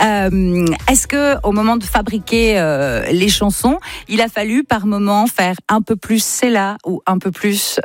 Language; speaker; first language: French; native; French